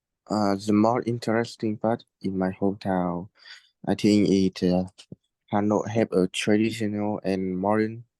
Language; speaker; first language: English; non-native, learner; Vietnamese